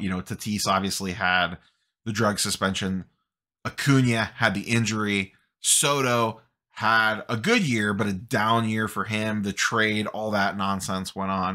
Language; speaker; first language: English; native; English